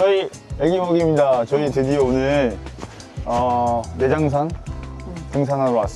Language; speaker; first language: Korean; native; Korean